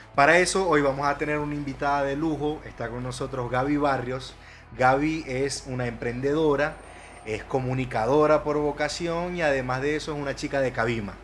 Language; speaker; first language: Spanish; native; Spanish